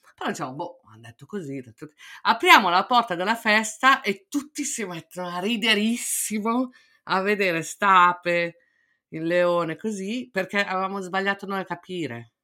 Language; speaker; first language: Italian; native; Italian